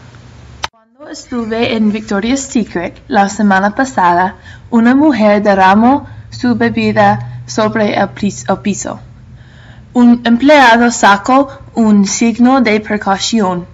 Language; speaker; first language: Spanish; non-native, learner; English